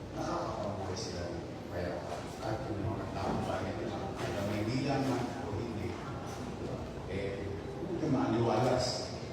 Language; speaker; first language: Filipino; native; Filipino